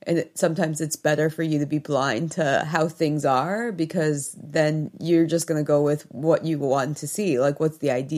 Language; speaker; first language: English; native; English